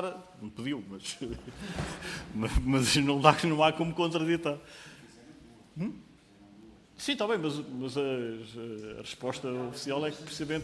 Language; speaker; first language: Portuguese; native; Portuguese